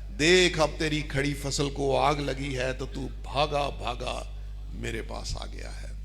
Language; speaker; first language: Urdu; non-native, local second language; Punjabi